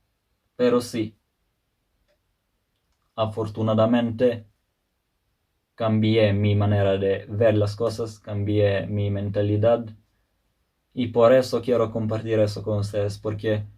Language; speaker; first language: Spanish; non-native, fluent; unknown